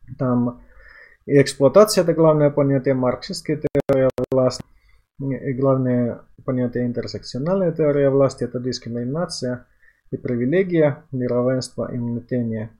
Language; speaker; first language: Russian; non-native, fluent; Finnish